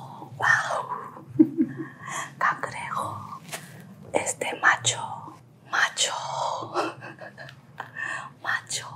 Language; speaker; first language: Spanish; non-native, learner; Korean